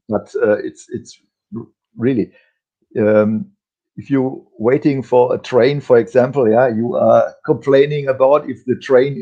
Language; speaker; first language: English; non-native, fluent; German